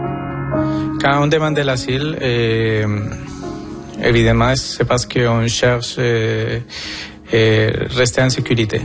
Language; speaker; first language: French; non-native, fluent; Spanish